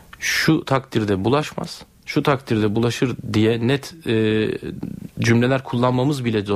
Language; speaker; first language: Turkish; native; Turkish